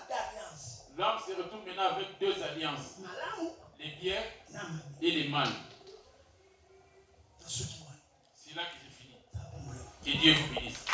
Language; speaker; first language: French; non-native, local second language; Lingala